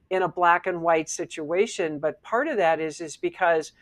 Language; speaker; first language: English; native; English